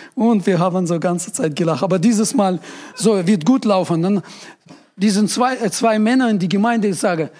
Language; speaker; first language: German; non-native, fluent; Russian